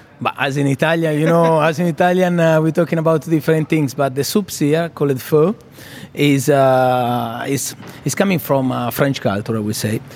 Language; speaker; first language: English; non-native, fluent; Italian